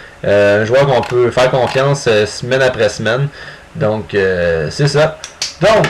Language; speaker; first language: French; native; French